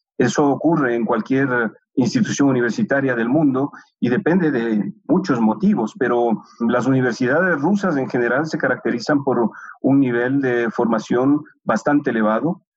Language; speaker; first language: Spanish; native; Spanish